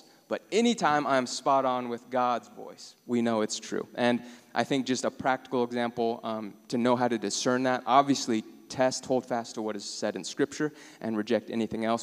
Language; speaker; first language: English; native; English